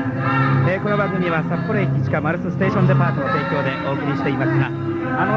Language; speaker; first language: Japanese; native; Japanese